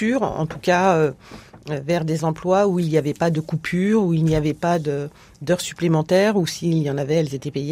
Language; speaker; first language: French; native; French